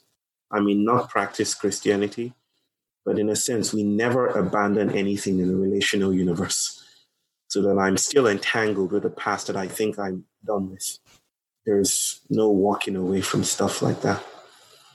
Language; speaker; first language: English; non-native, local second language; Yoruba